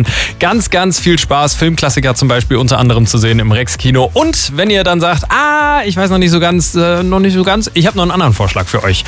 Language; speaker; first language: German; native; German